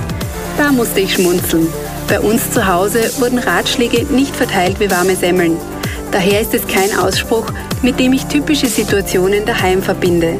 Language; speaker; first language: German; native; German